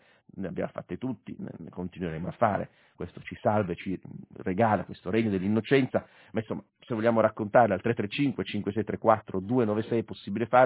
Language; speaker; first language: Italian; native; Italian